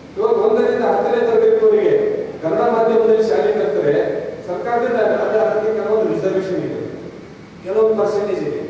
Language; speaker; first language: Kannada; native; Kannada